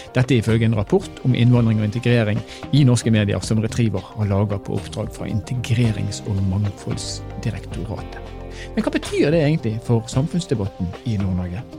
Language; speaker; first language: Norwegian; native; Norwegian